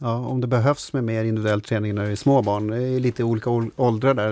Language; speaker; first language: Swedish; native; Swedish